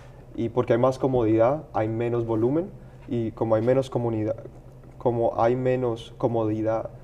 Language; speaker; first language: Spanish; early bilingual, heritage; Spanish